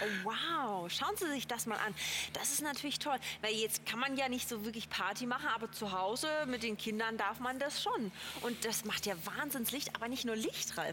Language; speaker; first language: German; native; German